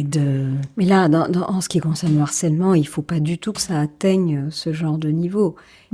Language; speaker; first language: French; native; French